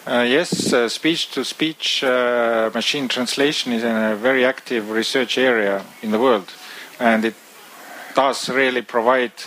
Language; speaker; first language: English; non-native, fluent; Estonian